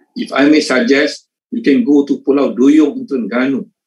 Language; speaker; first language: English; non-native, local second language; Malay